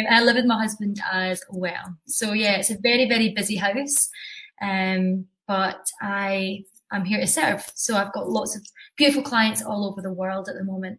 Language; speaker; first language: English; native; English